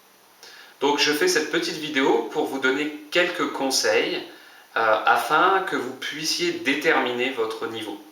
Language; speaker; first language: French; native; French